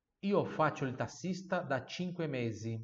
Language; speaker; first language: Italian; non-native, fluent; Portuguese